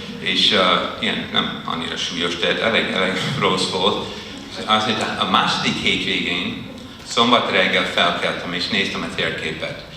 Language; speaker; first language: Hungarian; non-native, fluent; English